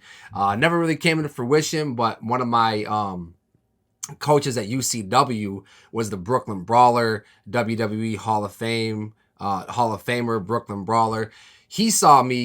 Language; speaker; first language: English; native; English